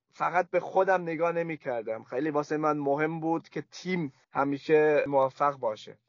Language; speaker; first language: Persian; early bilingual, heritage; Persian